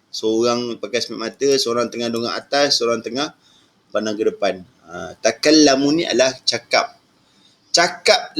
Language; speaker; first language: Malay; native; Malay